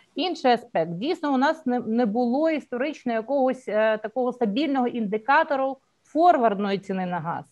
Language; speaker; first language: Ukrainian; native; Ukrainian